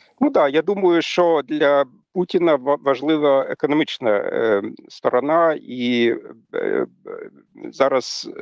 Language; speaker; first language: Ukrainian; non-native, fluent; German